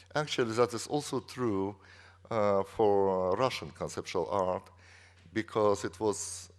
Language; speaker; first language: English; non-native, fluent; Russian